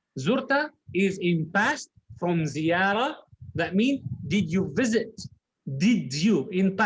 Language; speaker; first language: English; non-native, learner; Arabic